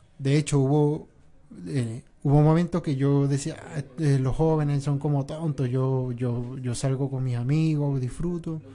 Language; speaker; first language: Spanish; native; Spanish